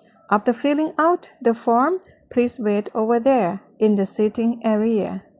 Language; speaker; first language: English; non-native, fluent; Thai